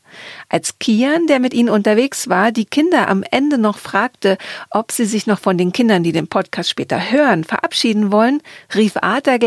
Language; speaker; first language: German; native; German